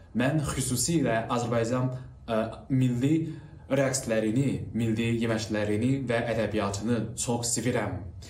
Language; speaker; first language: Azerbaijani; non-native, fluent; Chinese